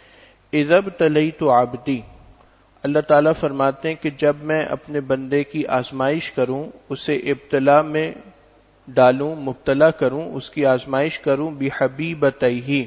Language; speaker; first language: Urdu; native; Urdu